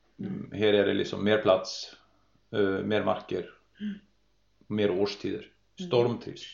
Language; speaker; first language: Swedish; non-native, fluent; Icelandic